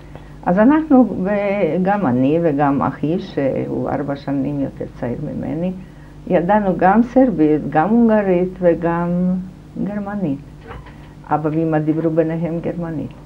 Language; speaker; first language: Hebrew; non-native, fluent; German